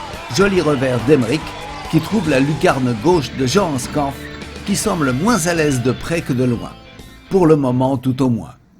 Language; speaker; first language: French; native; French